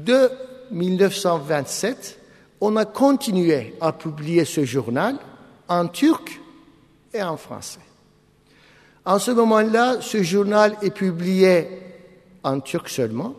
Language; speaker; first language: French; non-native, fluent; Turkish